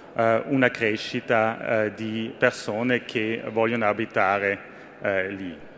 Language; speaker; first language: Italian; non-native, fluent; German